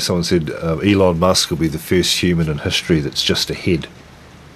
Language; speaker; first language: English; native; English